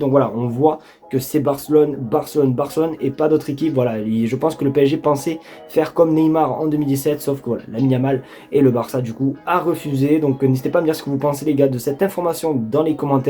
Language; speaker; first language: French; native; French